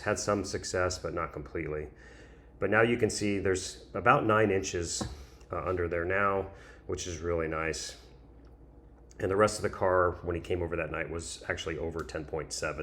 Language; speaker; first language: English; native; English